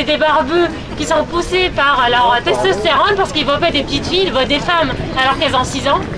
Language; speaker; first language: French; non-native, local second language; Arabic